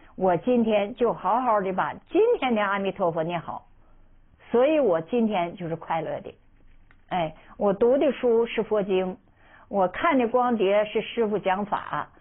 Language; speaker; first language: Chinese; native; Chinese